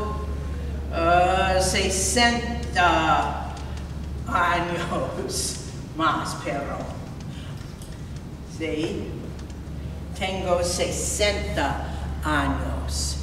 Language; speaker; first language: Spanish; non-native, fluent; English